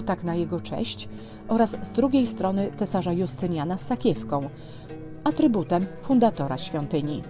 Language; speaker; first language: Polish; native; Polish